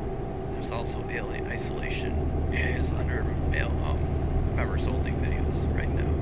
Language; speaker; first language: English; native; English